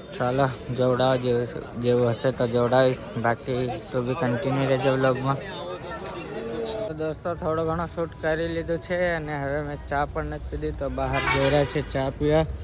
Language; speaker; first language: Gujarati; non-native, local second language; Bhili